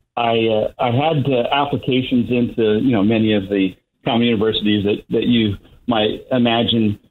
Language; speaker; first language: English; native; English